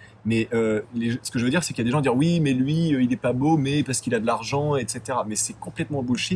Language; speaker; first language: French; native; French